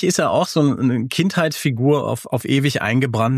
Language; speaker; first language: German; native; German